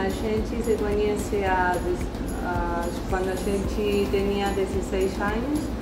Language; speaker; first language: Portuguese; non-native, learner; Spanish